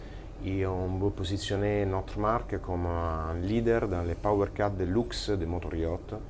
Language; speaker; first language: French; non-native, fluent; Italian